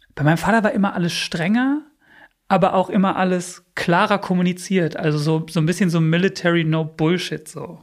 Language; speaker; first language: German; early bilingual, other home language; English